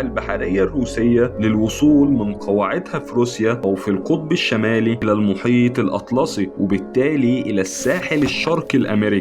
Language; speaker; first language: Arabic; native; Arabic